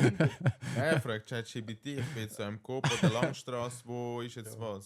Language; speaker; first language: German; native; German